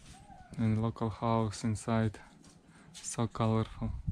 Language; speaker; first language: English; non-native, learner; Russian